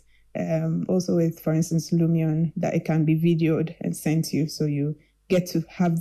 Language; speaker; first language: English; non-native, local second language; Akan